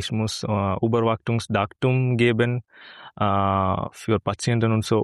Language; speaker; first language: German; non-native, learner; Malayalam